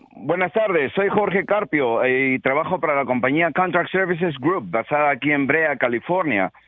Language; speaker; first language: Spanish; native; Spanish